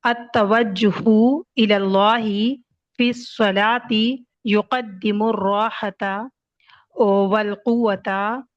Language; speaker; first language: Arabic; non-native, learner; Urdu